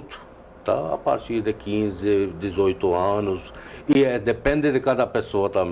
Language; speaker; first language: Portuguese; non-native, learner; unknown